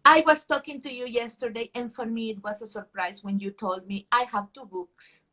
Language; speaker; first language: English; non-native, fluent; Spanish